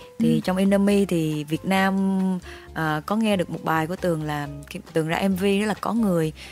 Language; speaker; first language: Vietnamese; native; Vietnamese